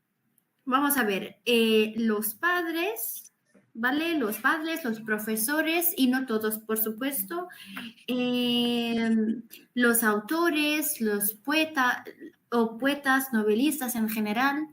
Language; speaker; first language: Spanish; non-native, fluent; Arabic